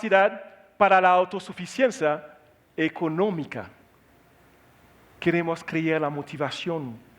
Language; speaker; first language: Spanish; non-native, learner; Haitian Creole